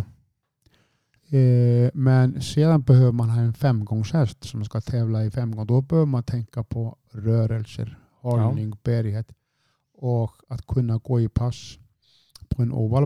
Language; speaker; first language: Swedish; non-native, fluent; Icelandic